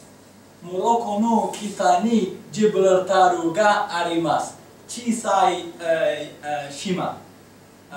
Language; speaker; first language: Japanese; non-native, learner; Arabic